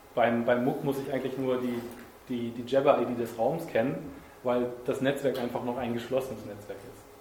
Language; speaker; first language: German; native; German